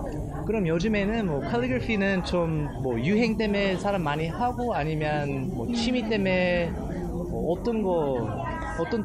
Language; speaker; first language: Korean; non-native, learner; English